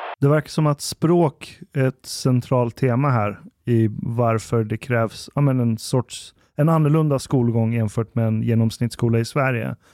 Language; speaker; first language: Swedish; native; Swedish